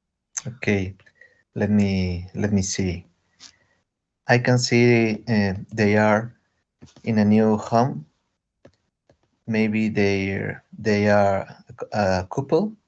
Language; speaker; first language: English; non-native, learner; Spanish